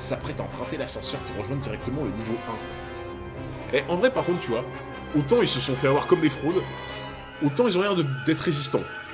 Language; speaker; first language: French; native; French